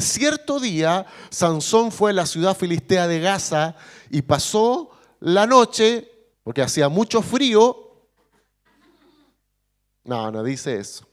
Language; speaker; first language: Spanish; native; Spanish